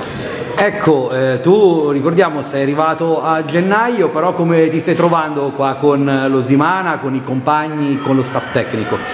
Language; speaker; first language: Italian; native; Italian